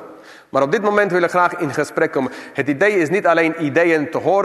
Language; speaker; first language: Dutch; non-native, fluent; English